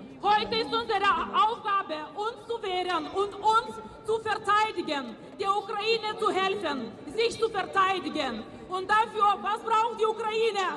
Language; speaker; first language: German; non-native, fluent; Lithuanian